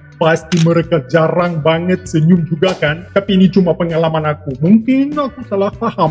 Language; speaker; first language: Indonesian; non-native, fluent; Russian